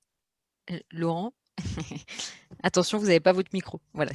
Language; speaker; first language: French; native; French